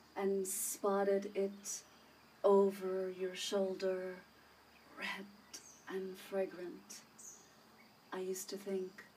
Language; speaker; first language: English; early bilingual, other home language; Persian